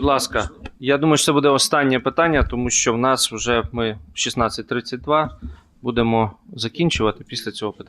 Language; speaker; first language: Ukrainian; native; Ukrainian